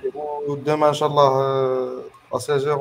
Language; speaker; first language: French; non-native, local second language; Arabic